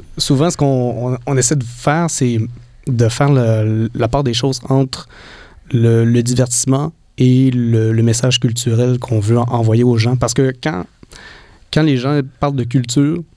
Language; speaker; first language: French; native; French